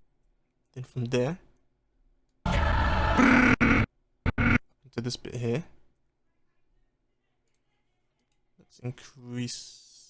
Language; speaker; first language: English; native; English